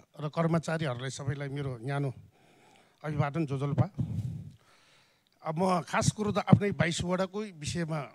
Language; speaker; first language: Nepali; non-native, local second language; Newari